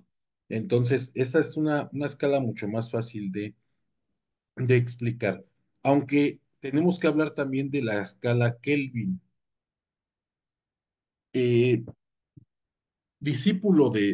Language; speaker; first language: Spanish; native; Spanish